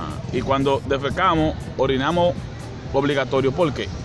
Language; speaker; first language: Spanish; native; Spanish